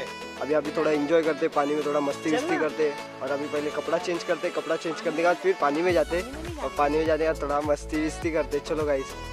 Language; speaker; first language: Hindi; non-native, local second language; Marathi